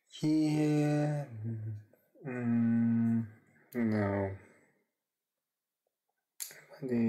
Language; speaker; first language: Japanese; non-native, learner; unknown